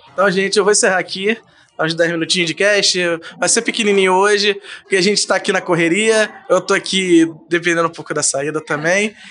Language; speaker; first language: Portuguese; native; Portuguese